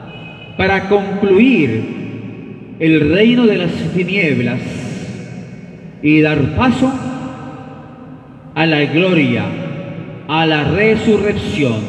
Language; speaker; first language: Spanish; native; Spanish